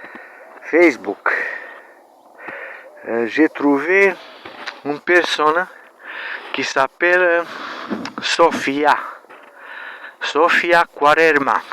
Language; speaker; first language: French; non-native, learner; Romanian